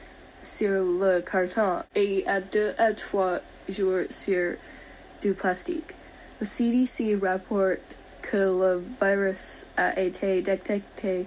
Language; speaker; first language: French; non-native, learner; English